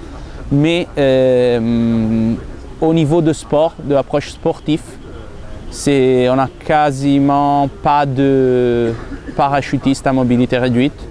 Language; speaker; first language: French; non-native, fluent; Italian